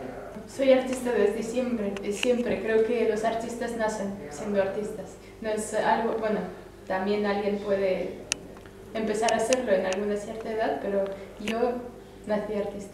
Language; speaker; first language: Spanish; early bilingual, other home language; Russian